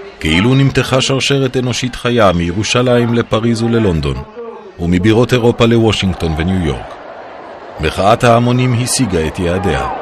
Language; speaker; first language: Hebrew; native; Hebrew